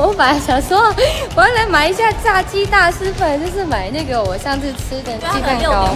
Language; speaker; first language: Chinese; native; Chinese